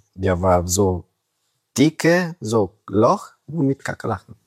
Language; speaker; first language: German; non-native, learner; Romanian